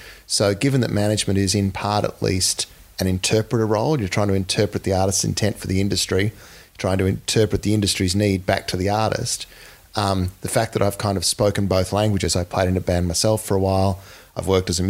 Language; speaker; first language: English; native; English